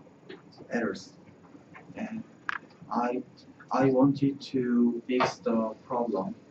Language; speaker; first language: English; non-native, learner; Korean